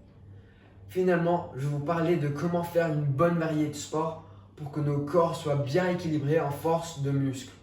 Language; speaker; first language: French; non-native, fluent; English